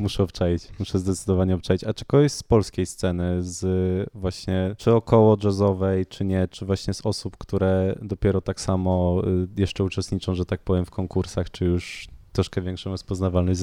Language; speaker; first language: Polish; native; Polish